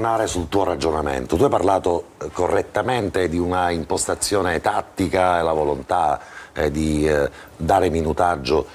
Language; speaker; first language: Italian; native; Italian